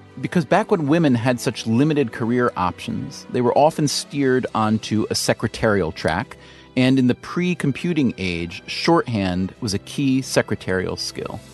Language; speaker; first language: English; native; English